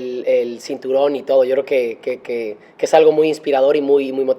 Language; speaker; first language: Spanish; native; Spanish